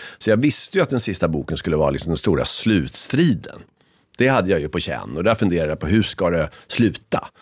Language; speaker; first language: Swedish; native; Swedish